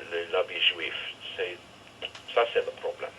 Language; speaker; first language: French; non-native, learner; English